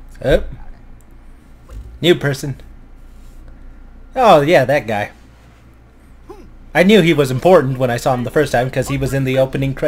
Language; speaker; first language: English; native; English